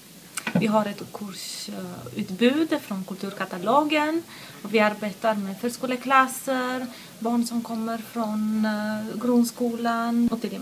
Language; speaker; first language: Swedish; non-native, fluent; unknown